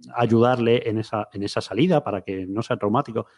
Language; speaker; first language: Spanish; native; Spanish